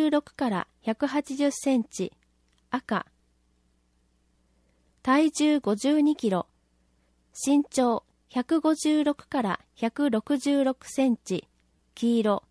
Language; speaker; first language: Japanese; native; Japanese